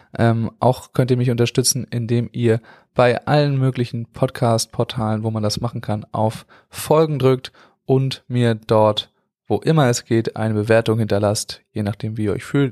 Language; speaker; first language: German; native; German